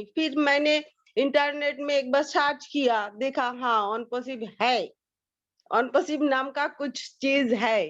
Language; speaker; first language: Hindi; non-native, local second language; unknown